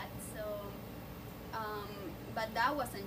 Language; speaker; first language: English; non-native, fluent; Spanish